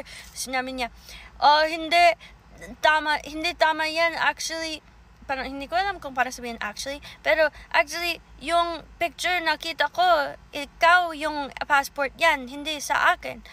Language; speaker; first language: Filipino; early bilingual, heritage; English